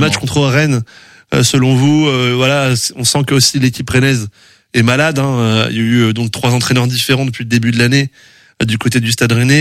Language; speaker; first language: French; native; French